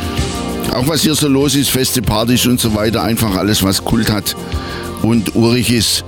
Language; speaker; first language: German; native; German